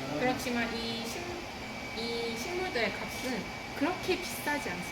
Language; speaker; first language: Korean; native; Korean